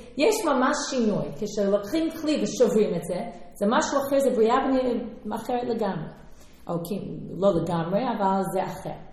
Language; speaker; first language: Hebrew; non-native, fluent; English